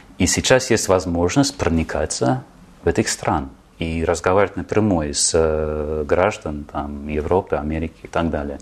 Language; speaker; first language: Russian; non-native, fluent; English